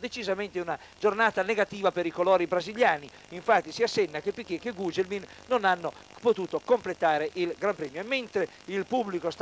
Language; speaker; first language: Italian; native; Italian